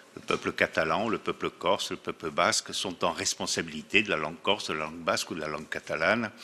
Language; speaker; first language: French; native; French